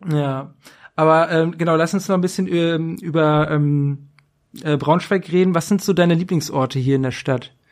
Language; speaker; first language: German; native; German